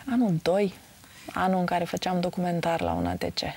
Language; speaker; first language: Romanian; native; Romanian